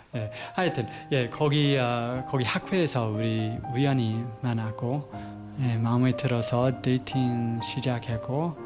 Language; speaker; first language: Korean; non-native, fluent; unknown